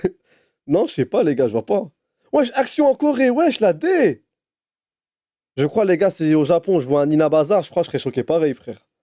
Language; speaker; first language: French; native; French